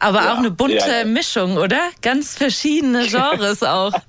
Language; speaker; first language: German; native; German